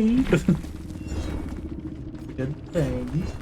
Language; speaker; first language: English; native; English